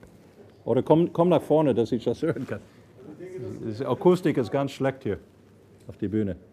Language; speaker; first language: German; non-native, fluent; English